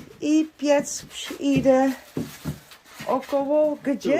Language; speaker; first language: Polish; non-native, learner; Dutch